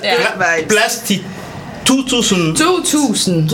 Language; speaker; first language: Danish; non-native, fluent; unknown